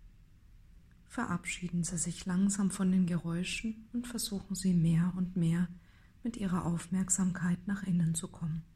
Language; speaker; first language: German; native; German